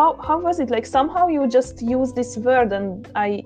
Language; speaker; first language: English; non-native, fluent; Hungarian